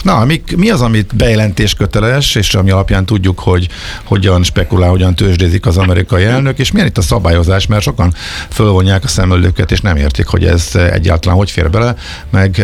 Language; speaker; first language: Hungarian; native; Hungarian